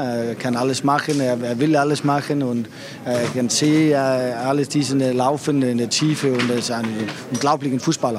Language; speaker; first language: German; non-native, fluent; Danish